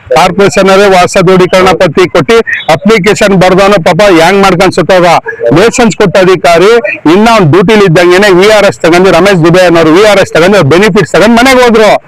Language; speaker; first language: Kannada; native; Kannada